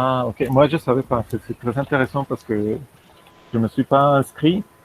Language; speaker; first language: French; non-native, fluent; Spanish